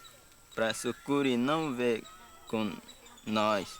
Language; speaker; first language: Portuguese; non-native, local second language; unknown